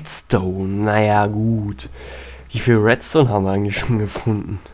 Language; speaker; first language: German; native; German